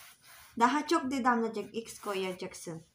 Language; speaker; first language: Turkish; non-native, learner; Filipino